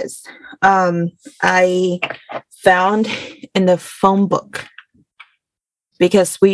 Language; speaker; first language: English; early bilingual, other home language; Spanish